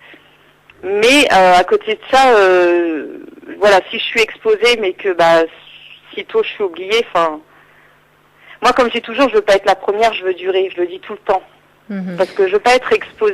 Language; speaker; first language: French; native; French